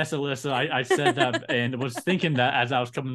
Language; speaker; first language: English; native; English